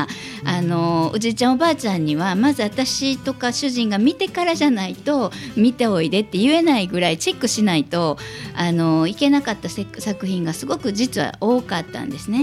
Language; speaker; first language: Japanese; native; Japanese